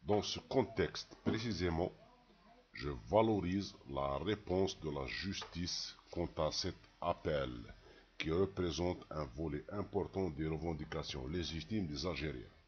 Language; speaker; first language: French; non-native, local second language; Arabic